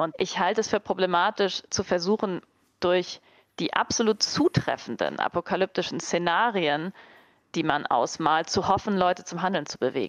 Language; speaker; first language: German; native; German